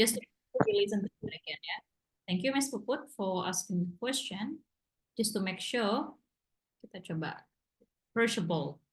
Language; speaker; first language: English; non-native, fluent; Indonesian